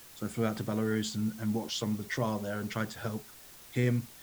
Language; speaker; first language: English; native; English